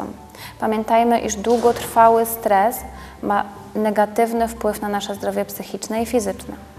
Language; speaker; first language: Polish; native; Polish